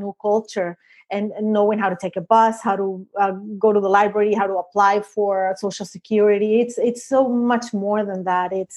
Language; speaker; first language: English; non-native, fluent; Spanish